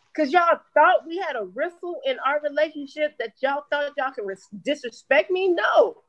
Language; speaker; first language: English; native; English